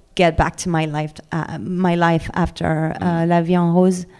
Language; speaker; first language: English; non-native, fluent; French